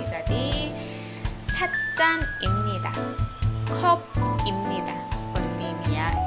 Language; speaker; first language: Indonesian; non-native, learner; Korean